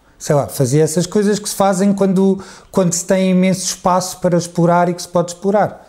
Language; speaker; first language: Portuguese; native; Portuguese